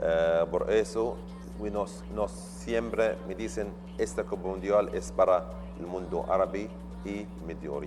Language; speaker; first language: Spanish; non-native, learner; Arabic